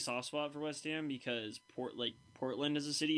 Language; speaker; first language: English; native; English